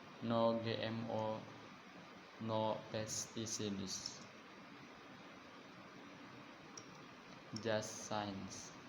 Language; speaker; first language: English; non-native, learner; Indonesian